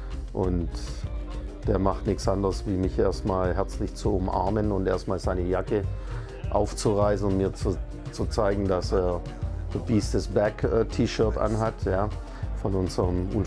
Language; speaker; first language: German; native; German